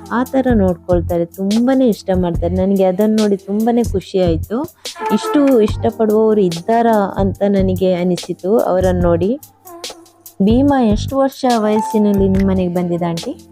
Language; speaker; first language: Kannada; native; Kannada